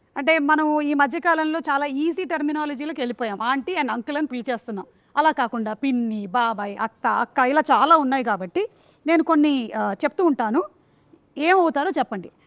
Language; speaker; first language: Telugu; non-native, local second language; Malayalam